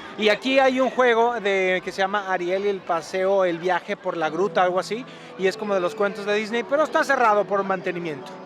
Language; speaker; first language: Spanish; native; Spanish